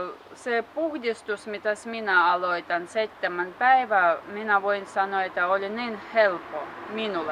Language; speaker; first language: Finnish; non-native, learner; Russian